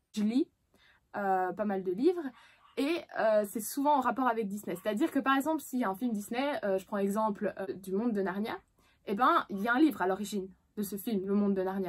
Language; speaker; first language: French; native; French